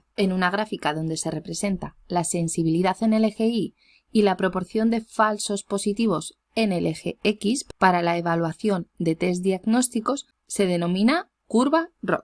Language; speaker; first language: Spanish; native; Spanish